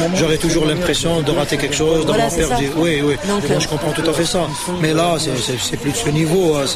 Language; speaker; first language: French; non-native, local second language; Arabic